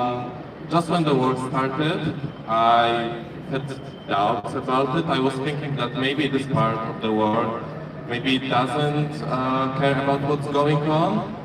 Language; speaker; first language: English; non-native, fluent; Polish